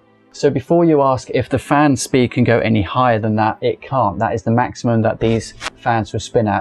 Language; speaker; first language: English; native; English